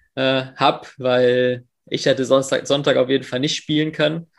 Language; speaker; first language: German; early bilingual, other home language; English